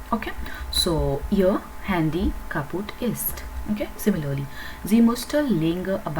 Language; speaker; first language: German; non-native, learner; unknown